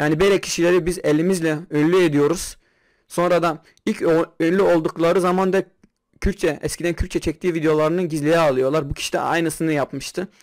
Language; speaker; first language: Turkish; non-native, local second language; Kurdish